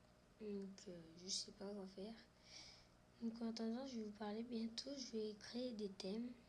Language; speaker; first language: French; native; French